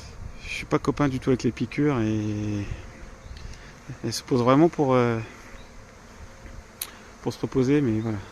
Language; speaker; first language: French; native; French